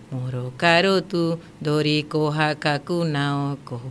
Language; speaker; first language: Spanish; non-native, local second language; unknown